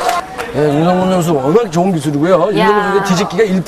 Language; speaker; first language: Korean; native; Korean